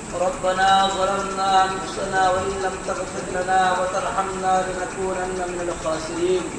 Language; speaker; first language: Arabic; non-native, learner; Bangla